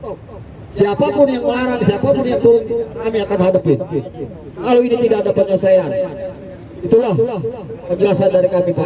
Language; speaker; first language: Indonesian; native; Indonesian